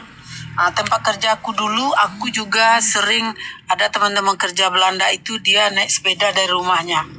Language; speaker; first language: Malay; non-native, local second language; Minangkabau